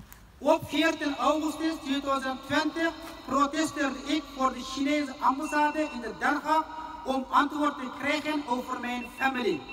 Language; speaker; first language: Dutch; non-native, fluent; Uyghur